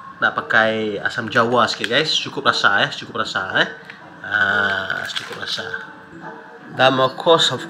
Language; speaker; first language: Malay; non-native, local second language; Iban